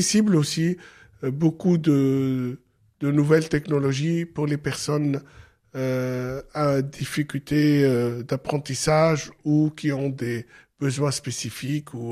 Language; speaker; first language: French; non-native, local second language; Arabic